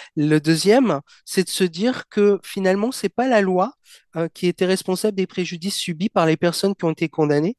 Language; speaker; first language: French; native; French